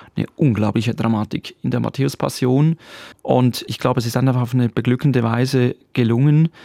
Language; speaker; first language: German; native; German